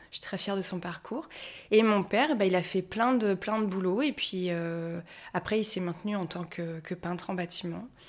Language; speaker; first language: French; native; French